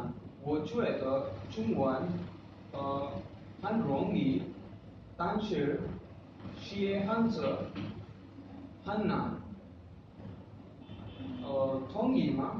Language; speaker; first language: Chinese; non-native, learner; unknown